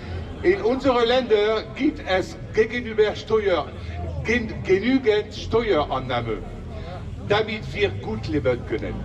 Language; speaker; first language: German; non-native, learner; French